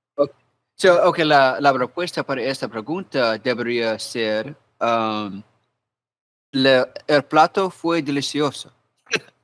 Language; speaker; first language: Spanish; non-native, learner; English